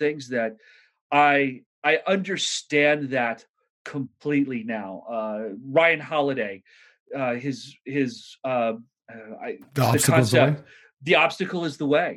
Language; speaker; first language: English; native; English